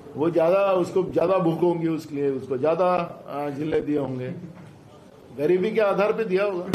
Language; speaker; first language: Hindi; non-native, local second language; Marathi